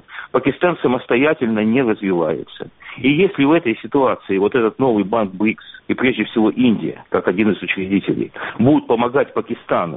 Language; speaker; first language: Russian; native; Russian